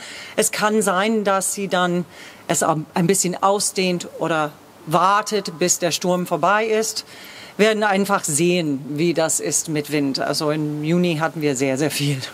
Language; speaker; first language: German; non-native, fluent; English